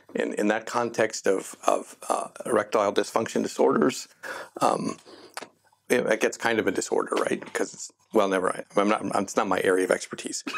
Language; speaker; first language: English; native; English